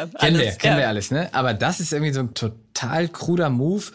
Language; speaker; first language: German; native; German